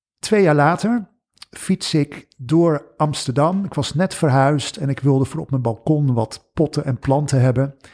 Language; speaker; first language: Dutch; early bilingual, other home language; English